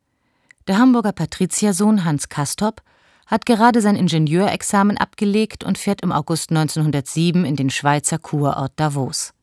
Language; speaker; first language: German; native; German